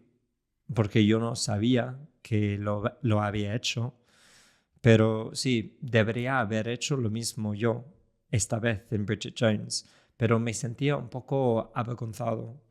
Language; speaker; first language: Spanish; non-native, fluent; English